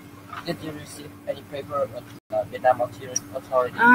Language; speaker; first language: English; non-native, learner; Vietnamese